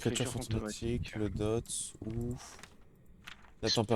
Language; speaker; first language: French; native; French